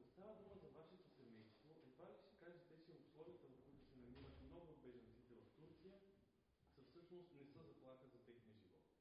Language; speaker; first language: Bulgarian; non-native, fluent; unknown